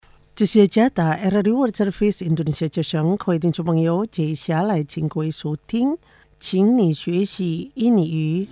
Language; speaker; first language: Chinese; non-native, fluent; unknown